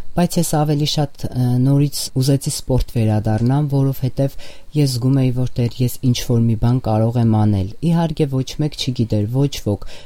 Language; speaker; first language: Armenian; native; Armenian